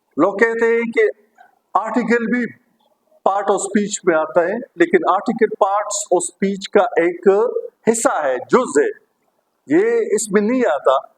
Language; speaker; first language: Urdu; non-native, local second language; Pashto